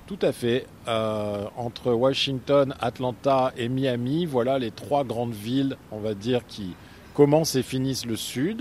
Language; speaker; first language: French; native; French